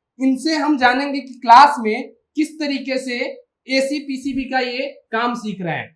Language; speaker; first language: Hindi; native; Hindi